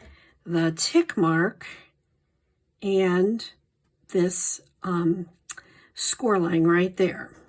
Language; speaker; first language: English; native; English